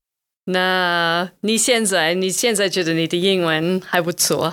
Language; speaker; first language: Chinese; non-native, fluent; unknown